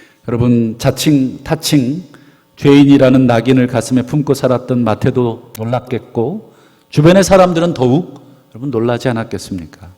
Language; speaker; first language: Korean; native; Korean